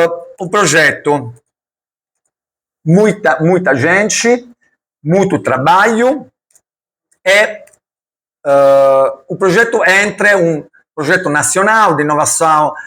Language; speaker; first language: Portuguese; non-native, learner; Italian